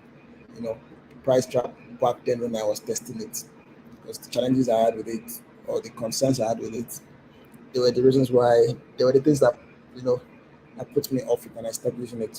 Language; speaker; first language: English; non-native, local second language; Yoruba